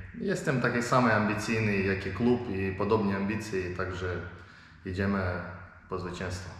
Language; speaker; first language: Polish; non-native, learner; Ukrainian